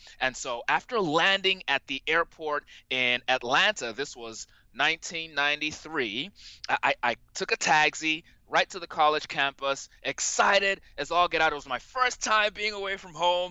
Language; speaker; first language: English; non-native, local second language; Yoruba